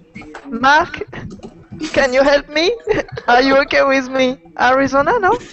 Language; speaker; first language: English; non-native, learner; French